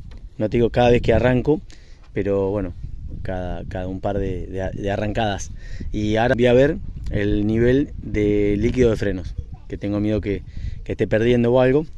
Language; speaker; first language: Spanish; native; Spanish